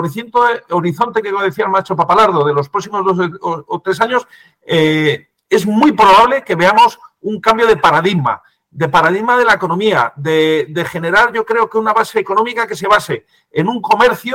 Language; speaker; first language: Spanish; native; Spanish